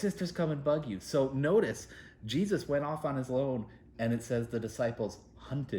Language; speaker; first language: English; native; English